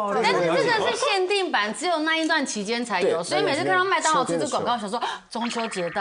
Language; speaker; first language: Chinese; native; Chinese